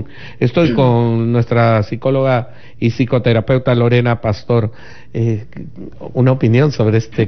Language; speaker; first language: Spanish; native; Spanish